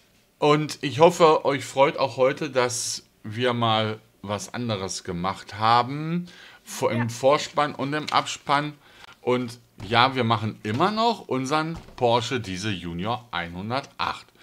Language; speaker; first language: German; native; German